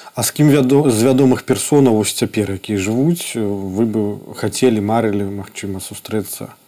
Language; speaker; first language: Belarusian; non-native, local second language; Russian